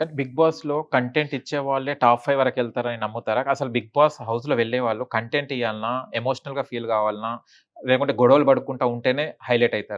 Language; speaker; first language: Telugu; native; Telugu